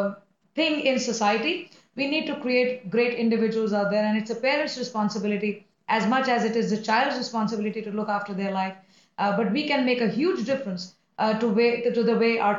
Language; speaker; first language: English; non-native, local second language; Hindi